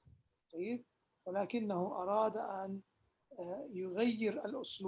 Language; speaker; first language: Arabic; non-native, fluent; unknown